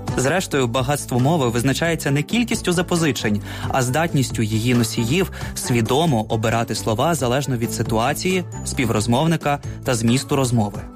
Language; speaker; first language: Ukrainian; native; Ukrainian